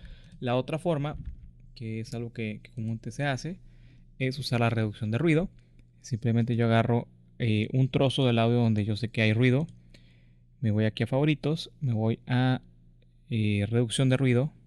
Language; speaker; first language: Spanish; native; Spanish